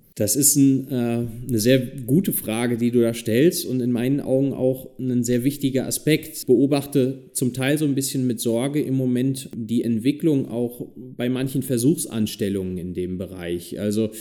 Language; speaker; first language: German; native; German